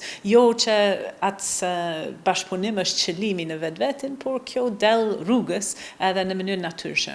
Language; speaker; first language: Albanian; non-native, fluent; English